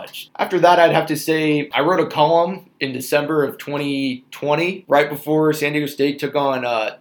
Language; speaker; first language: English; native; English